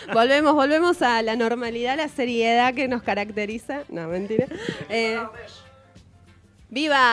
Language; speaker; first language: Spanish; native; Spanish